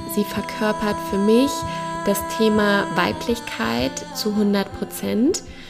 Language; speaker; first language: German; native; German